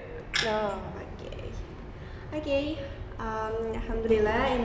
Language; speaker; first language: English; non-native, learner; Indonesian